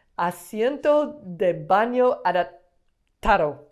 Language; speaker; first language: Spanish; non-native, learner; English